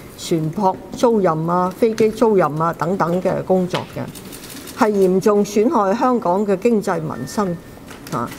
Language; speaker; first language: Cantonese; native; Cantonese